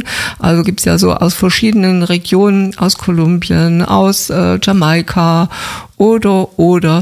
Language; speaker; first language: German; native; German